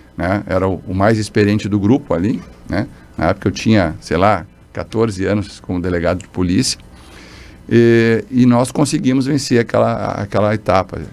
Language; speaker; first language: Portuguese; native; Portuguese